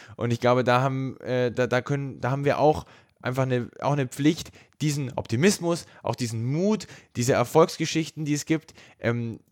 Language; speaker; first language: German; native; German